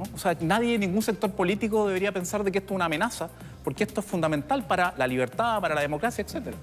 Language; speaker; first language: Spanish; native; Spanish